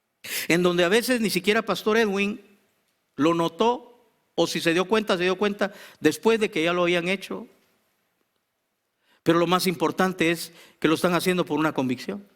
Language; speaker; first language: Spanish; native; Spanish